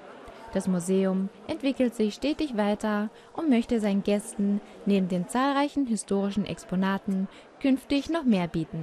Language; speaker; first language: German; native; German